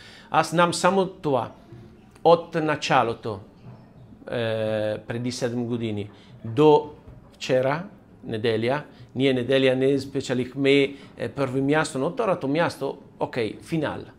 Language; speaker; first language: Bulgarian; non-native, learner; Italian